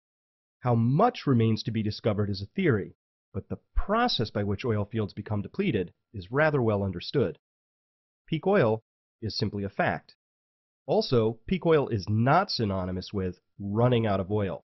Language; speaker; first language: English; native; English